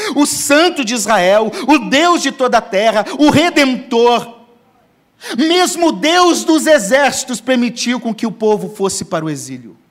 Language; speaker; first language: Portuguese; native; Portuguese